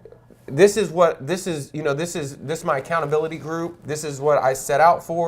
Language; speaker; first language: English; native; English